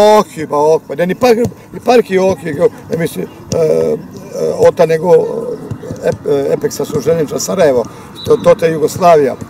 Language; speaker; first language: Greek; non-native, learner; Bosnian